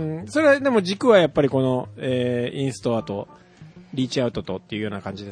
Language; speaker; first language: Japanese; native; Japanese